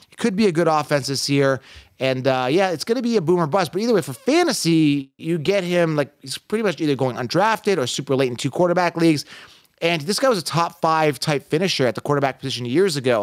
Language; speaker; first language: English; native; English